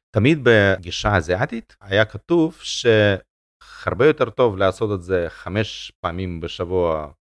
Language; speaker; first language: Hebrew; non-native, fluent; Russian